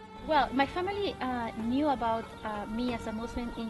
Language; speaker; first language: English; non-native, fluent; Spanish